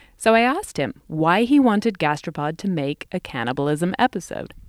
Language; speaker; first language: English; native; English